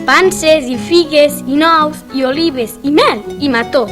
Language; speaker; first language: Catalan; native; Catalan